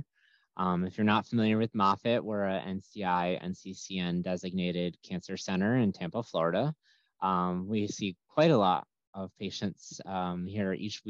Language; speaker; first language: English; native; English